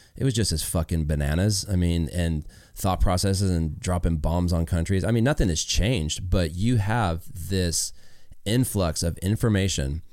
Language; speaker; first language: English; native; English